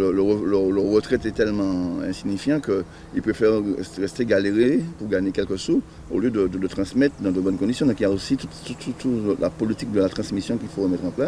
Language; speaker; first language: French; native; French